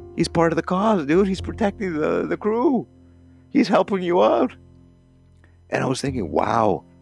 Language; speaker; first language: English; native; English